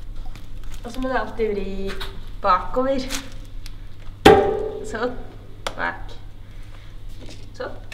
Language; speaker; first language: Norwegian; native; Norwegian